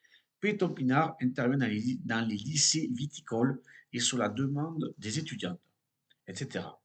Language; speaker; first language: French; native; French